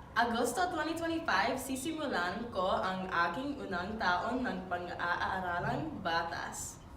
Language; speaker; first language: Filipino; non-native, learner; English